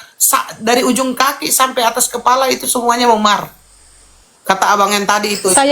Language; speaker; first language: Indonesian; native; Indonesian